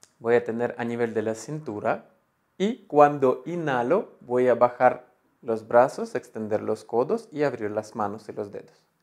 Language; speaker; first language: Spanish; non-native, fluent; Russian